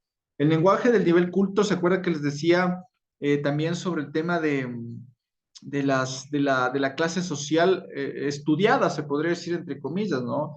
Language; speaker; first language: Spanish; native; Spanish